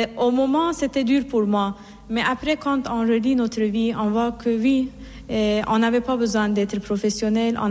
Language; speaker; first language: French; non-native, fluent; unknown